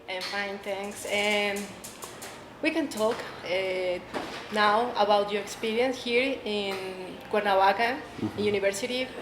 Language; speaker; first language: English; non-native, learner; Spanish